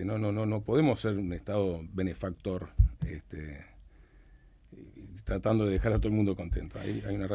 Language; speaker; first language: Spanish; native; Spanish